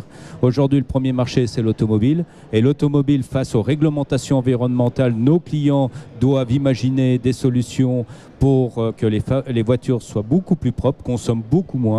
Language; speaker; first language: French; native; French